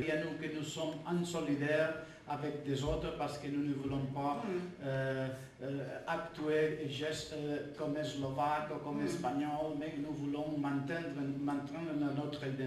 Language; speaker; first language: French; non-native, fluent; Catalan